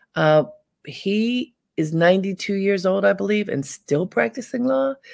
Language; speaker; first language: English; native; English